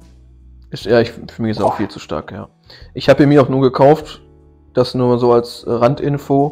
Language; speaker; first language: German; native; German